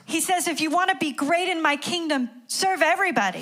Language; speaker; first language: French; non-native, learner; English